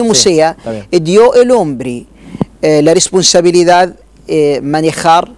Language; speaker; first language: Spanish; non-native, learner; Arabic